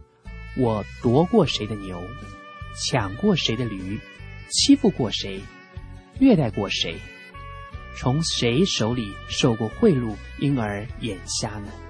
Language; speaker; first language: Chinese; native; Chinese